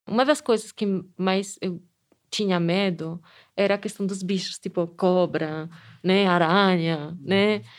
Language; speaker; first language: Portuguese; non-native, fluent; Spanish